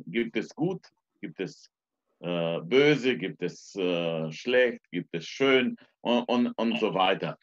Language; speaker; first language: German; non-native, fluent; Romanian